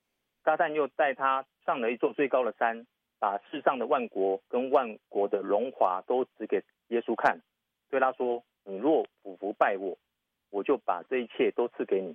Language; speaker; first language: Chinese; native; Chinese